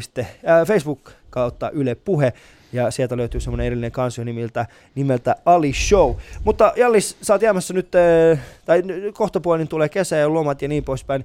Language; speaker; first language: Finnish; early bilingual, other home language; Persian